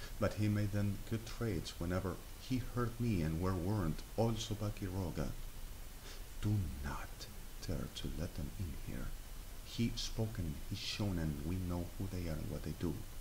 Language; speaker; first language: English; non-native, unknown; Spanish